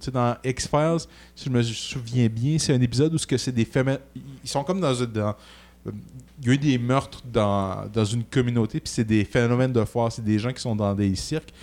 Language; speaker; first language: French; native; French